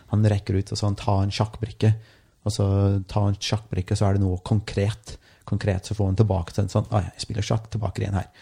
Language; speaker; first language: Norwegian; non-native, fluent; English